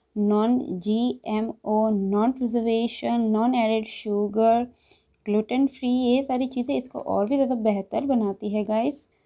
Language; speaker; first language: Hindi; non-native, local second language; Gujarati